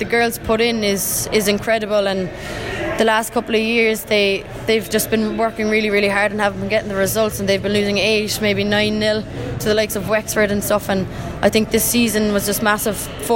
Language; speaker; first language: English; native; English